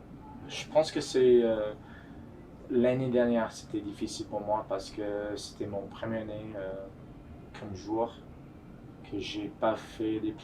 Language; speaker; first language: French; non-native, fluent; English